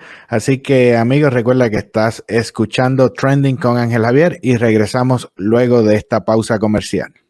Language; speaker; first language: Spanish; native; Spanish